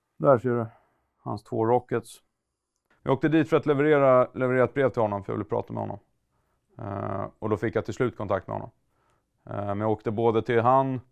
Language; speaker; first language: Swedish; native; Swedish